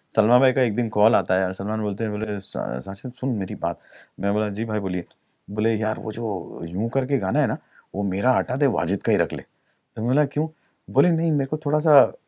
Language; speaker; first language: Hindi; native; Hindi